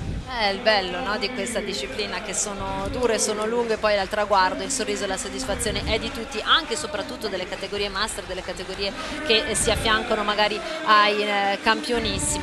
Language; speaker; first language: Italian; native; Italian